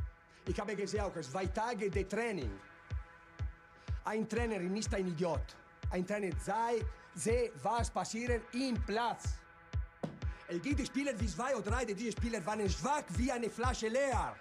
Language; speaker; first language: German; non-native, learner; Italian